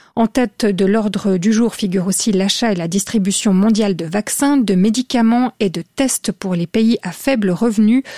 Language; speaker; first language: French; native; French